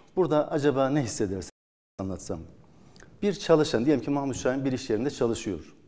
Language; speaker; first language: Turkish; native; Turkish